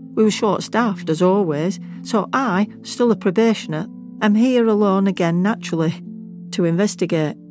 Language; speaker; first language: English; native; English